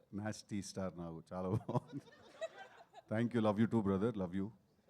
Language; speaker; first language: Telugu; native; Telugu